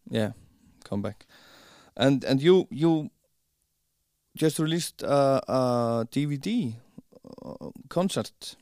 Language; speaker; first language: English; non-native, fluent; Icelandic